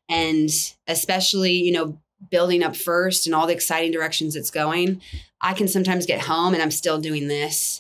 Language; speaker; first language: English; native; English